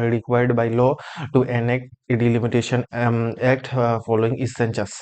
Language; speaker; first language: English; non-native, local second language; Assamese